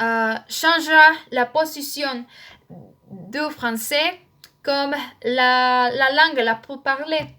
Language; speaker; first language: French; non-native, learner; Spanish